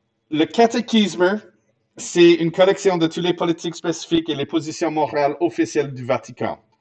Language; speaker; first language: French; non-native, fluent; English